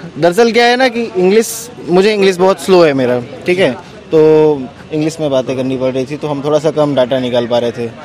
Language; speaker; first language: Hindi; native; Hindi